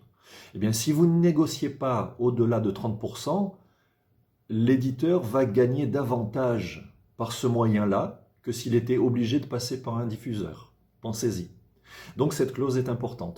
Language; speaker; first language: French; native; French